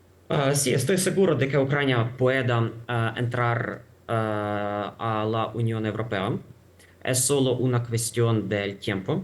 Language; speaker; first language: Spanish; non-native, fluent; Ukrainian